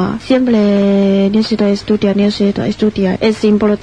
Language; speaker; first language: Spanish; non-native, learner; Chinese